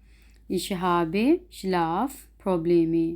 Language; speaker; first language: German; non-native, fluent; Urdu